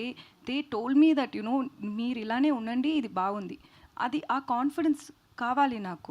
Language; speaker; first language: Telugu; non-native, learner; Tamil